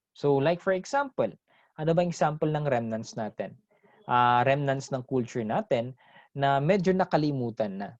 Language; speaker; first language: Filipino; non-native, local second language; Iloko